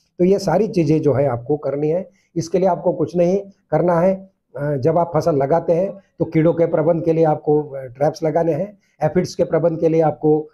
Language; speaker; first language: Hindi; non-native, local second language; Marathi